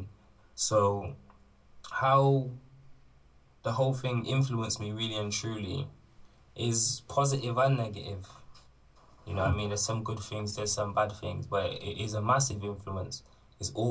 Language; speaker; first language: English; native; English